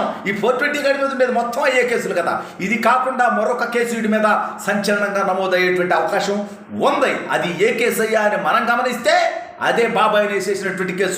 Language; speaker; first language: Telugu; native; Telugu